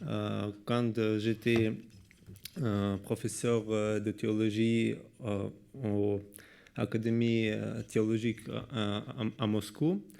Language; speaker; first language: French; non-native, learner; Russian